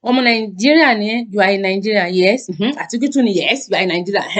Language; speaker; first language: English; non-native, local second language; Yoruba